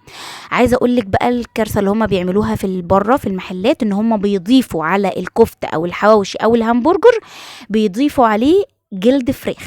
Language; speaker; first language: Arabic; native; Arabic